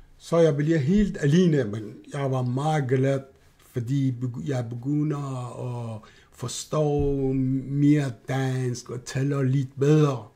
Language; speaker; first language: Danish; non-native, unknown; Persian